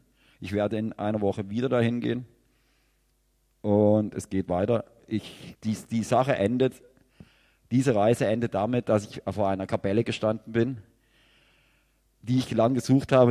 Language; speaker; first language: German; native; German